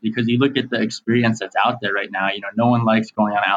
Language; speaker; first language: English; native; English